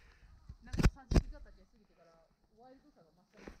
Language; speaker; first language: Japanese; native; Japanese